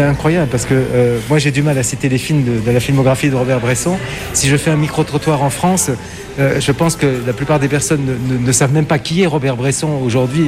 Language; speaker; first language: French; native; French